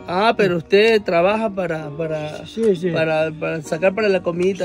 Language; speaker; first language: Spanish; native; Spanish